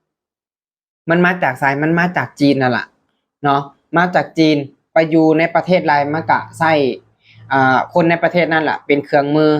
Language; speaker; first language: Thai; non-native, local second language; Lao